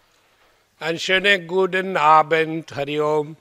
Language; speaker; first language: German; non-native, learner; Hindi